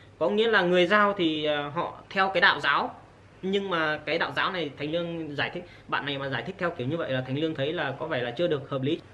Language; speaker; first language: Vietnamese; non-native, local second language; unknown